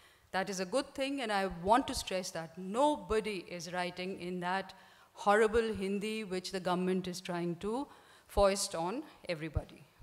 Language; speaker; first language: English; non-native, local second language; Hindi